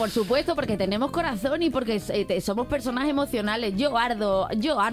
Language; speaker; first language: Spanish; native; Spanish